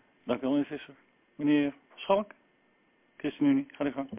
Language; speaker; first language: Dutch; native; Dutch